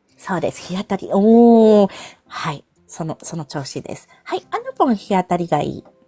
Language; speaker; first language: Japanese; non-native, fluent; Filipino